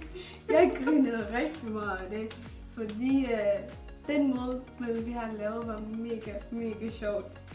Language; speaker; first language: Danish; non-native, fluent; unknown